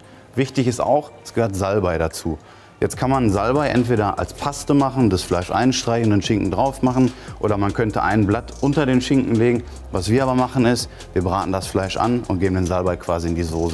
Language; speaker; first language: German; native; German